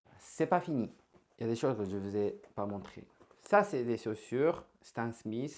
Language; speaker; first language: French; non-native, learner; Japanese